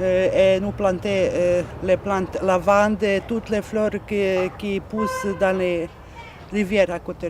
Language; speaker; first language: French; non-native, learner; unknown